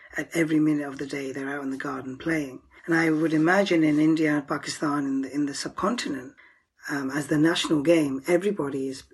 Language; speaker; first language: English; native; English